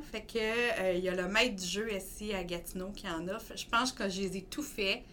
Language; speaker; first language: French; native; French